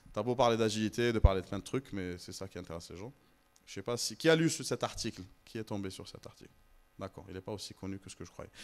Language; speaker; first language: French; non-native, local second language; Arabic